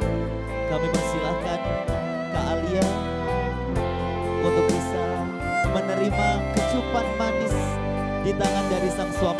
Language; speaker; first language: Indonesian; native; Indonesian